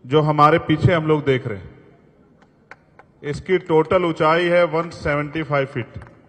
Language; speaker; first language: Hindi; native; Hindi